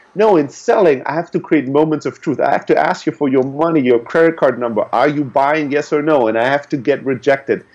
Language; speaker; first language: English; early bilingual, other home language; German